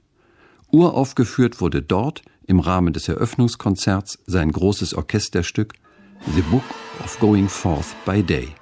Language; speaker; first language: German; native; German